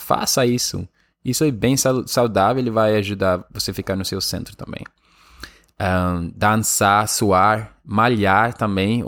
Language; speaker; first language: Portuguese; non-native, fluent; Spanish